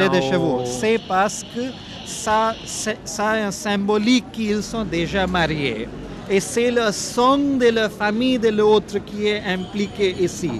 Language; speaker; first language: French; non-native, fluent; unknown